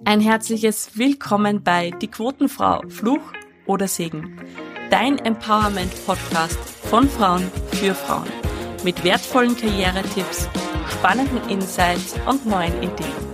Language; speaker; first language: German; native; German